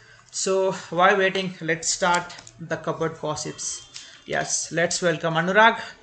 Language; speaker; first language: English; non-native, local second language; Telugu